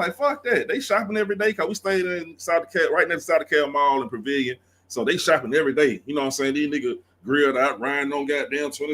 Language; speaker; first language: English; native; English